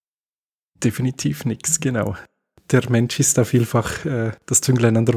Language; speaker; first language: German; native; German